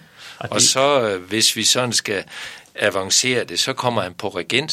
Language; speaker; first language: Danish; native; Danish